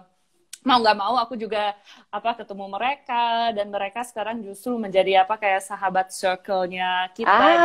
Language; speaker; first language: Indonesian; early bilingual, heritage; Indonesian